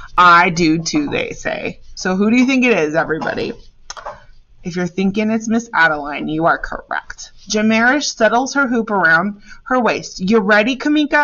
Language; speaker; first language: English; native; English